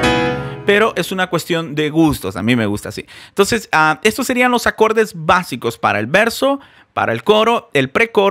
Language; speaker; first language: Spanish; native; Spanish